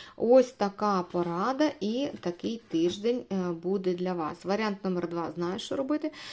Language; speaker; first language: Ukrainian; non-native, local second language; Russian